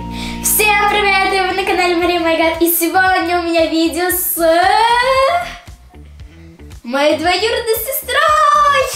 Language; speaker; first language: Russian; native; Russian